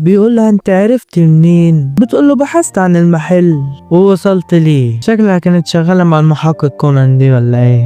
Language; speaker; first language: Arabic; native; Arabic